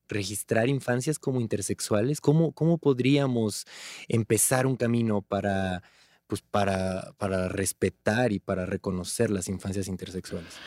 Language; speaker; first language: Spanish; native; Spanish